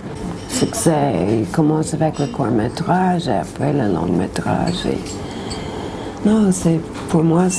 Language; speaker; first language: French; non-native, learner; English